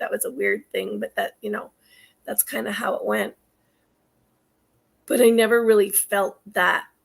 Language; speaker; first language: English; native; English